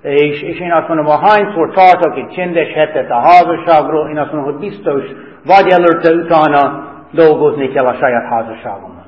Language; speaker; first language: Hungarian; non-native, fluent; English